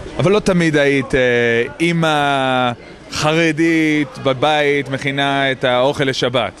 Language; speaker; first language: Hebrew; native; Hebrew